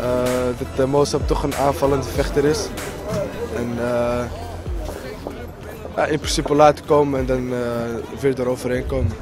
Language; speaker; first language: Dutch; native; Dutch